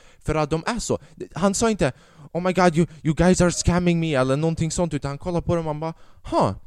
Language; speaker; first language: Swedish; early bilingual, other home language; Albanian